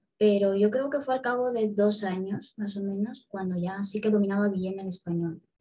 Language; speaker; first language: Spanish; early bilingual, other home language; Russian